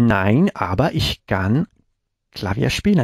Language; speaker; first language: German; non-native, learner; Spanish